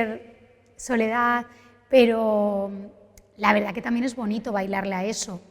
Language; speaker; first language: Spanish; native; Spanish